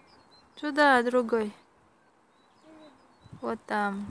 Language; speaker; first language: Russian; non-native, learner; Filipino